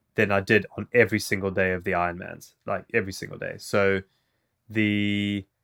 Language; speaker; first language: English; native; English